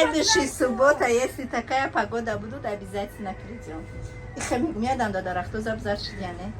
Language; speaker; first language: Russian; non-native, local second language; Tajik